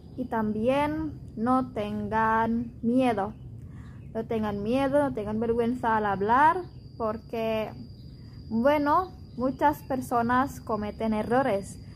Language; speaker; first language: Spanish; non-native, fluent; Indonesian